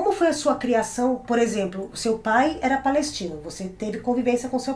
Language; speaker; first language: Portuguese; native; Portuguese